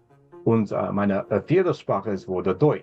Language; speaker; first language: German; non-native, learner; English